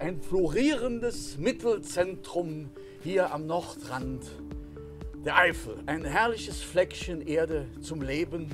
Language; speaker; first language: German; native; German